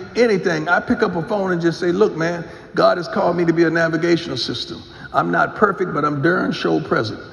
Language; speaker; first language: English; native; English